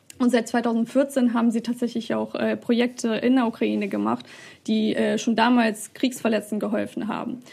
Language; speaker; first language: German; early bilingual, other home language; Russian